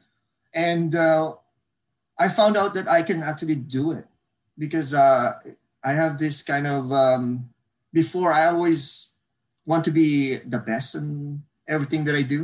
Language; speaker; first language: English; non-native, local second language; Hiligaynon